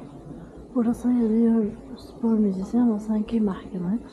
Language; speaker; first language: Turkish; non-native, learner; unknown